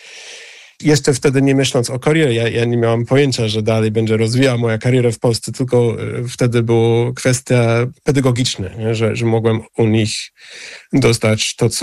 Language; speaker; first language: Polish; non-native, fluent; English